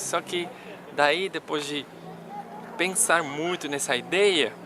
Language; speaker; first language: Portuguese; non-native, fluent; Spanish